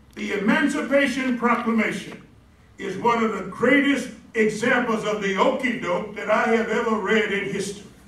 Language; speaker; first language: English; native; English